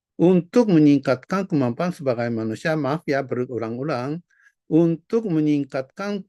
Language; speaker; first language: Indonesian; non-native, learner; Japanese